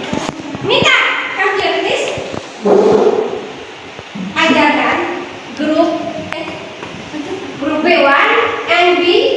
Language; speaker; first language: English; non-native, learner; Indonesian